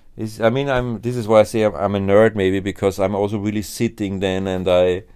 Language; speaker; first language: English; non-native, fluent; German